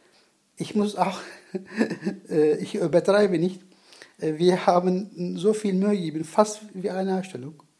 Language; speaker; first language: German; non-native, learner; Turkish